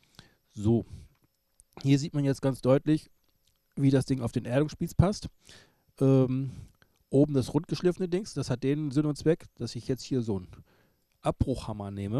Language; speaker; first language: German; native; German